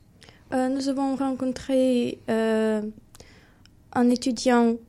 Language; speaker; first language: French; non-native, learner; Ukrainian